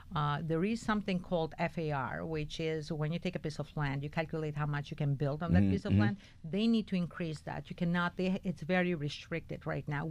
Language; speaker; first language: English; non-native, fluent; Albanian